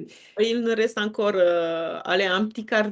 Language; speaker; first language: French; non-native, fluent; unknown